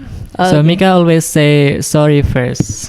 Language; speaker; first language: English; non-native, fluent; Indonesian